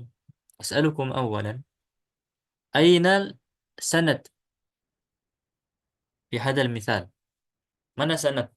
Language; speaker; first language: Arabic; non-native, fluent; Indonesian